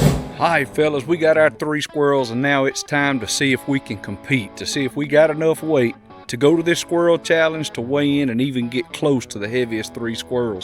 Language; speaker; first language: English; native; English